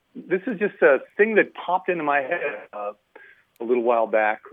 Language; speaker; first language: English; native; English